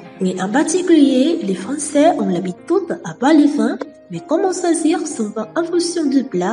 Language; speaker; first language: French; non-native, learner; Vietnamese